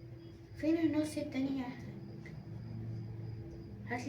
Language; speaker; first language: Arabic; native; Arabic